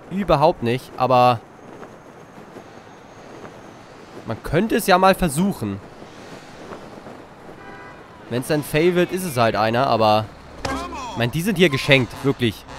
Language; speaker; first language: German; native; German